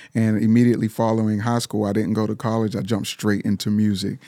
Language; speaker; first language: English; native; English